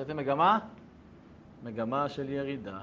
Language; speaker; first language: Hebrew; native; Hebrew